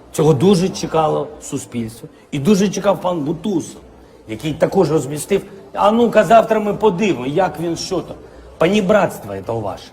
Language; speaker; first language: Ukrainian; non-native, local second language; Russian